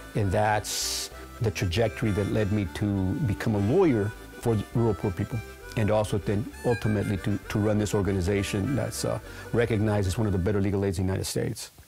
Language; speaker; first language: English; native; English